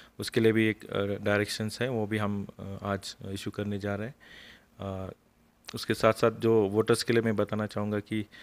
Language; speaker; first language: Hindi; non-native, local second language; Marathi